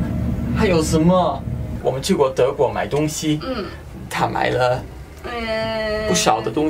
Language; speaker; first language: Chinese; non-native, fluent; German